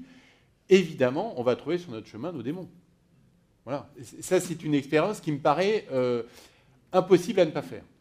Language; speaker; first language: French; native; French